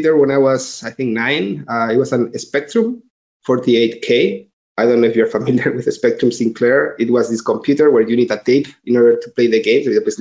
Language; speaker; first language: English; non-native, fluent; Spanish